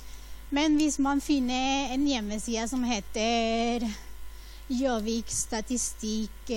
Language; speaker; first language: Norwegian; non-native, fluent; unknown